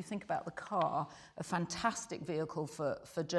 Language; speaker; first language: English; native; English